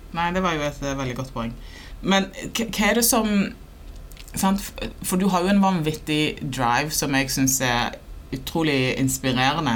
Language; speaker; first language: Norwegian; early bilingual, other home language; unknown